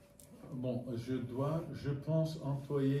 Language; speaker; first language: French; non-native, fluent; English